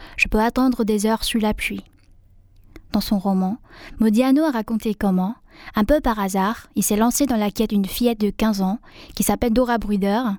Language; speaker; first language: French; non-native, fluent; Vietnamese